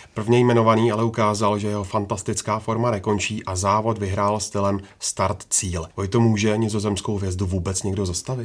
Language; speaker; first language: Czech; native; Czech